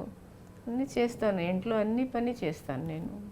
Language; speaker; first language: Telugu; non-native, local second language; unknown